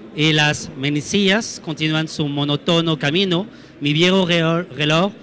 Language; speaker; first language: Spanish; non-native, fluent; French